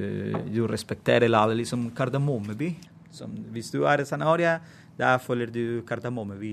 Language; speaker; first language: Norwegian; non-native, fluent; Spanish